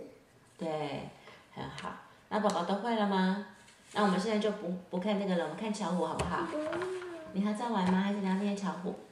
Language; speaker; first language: Chinese; native; Chinese